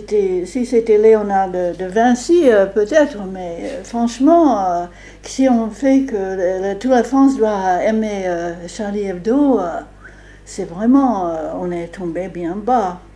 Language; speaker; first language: French; non-native, fluent; English